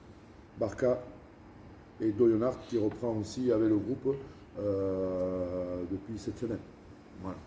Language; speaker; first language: French; native; French